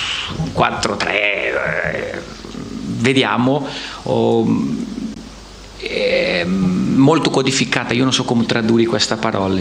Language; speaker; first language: Italian; non-native, fluent; Portuguese